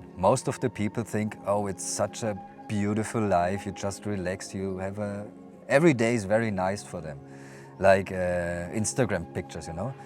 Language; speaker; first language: English; non-native, fluent; German